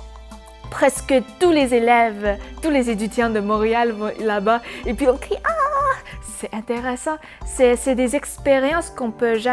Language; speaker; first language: French; non-native, learner; Chinese